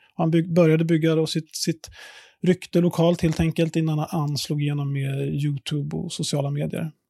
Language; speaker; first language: Swedish; native; Swedish